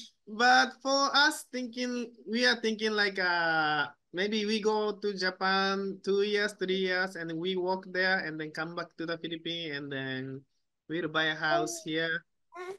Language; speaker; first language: English; non-native, learner; Japanese